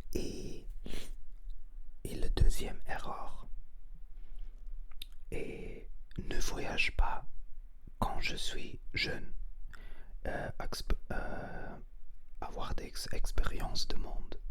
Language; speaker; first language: French; non-native, learner; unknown